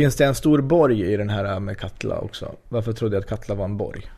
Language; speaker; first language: Swedish; native; Swedish